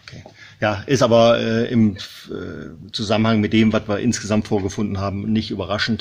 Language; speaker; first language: German; native; German